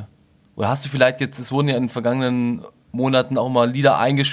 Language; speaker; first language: German; native; German